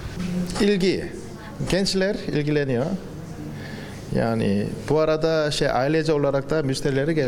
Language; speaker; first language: Turkish; non-native, learner; Korean